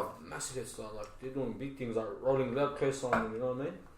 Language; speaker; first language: English; native; English